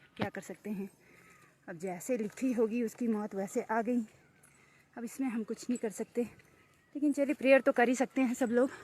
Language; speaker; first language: Hindi; non-native, local second language; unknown